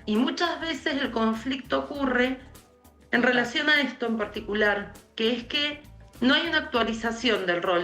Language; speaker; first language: Spanish; native; Spanish